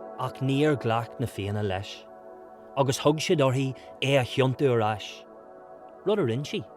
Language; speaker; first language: Irish; non-native, local second language; English